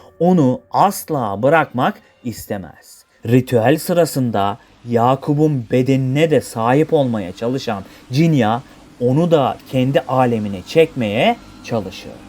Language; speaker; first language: Turkish; native; Turkish